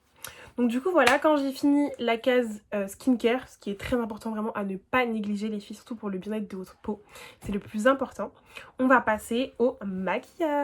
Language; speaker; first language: French; native; French